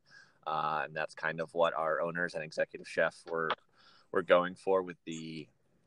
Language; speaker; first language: English; native; English